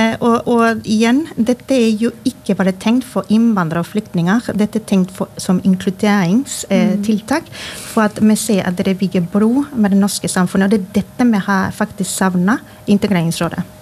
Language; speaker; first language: Norwegian; non-native, fluent; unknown